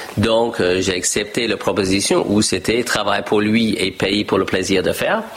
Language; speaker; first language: French; non-native, fluent; English